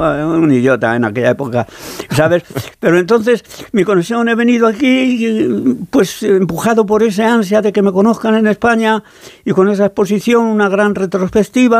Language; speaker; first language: Spanish; native; Spanish